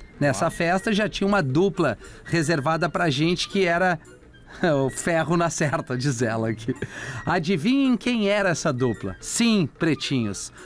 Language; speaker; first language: Portuguese; native; Portuguese